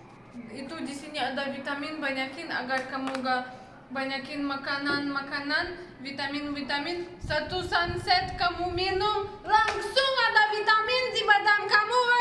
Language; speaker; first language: Indonesian; non-native, learner; Russian